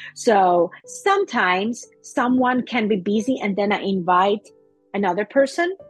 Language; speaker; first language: English; non-native, fluent; Russian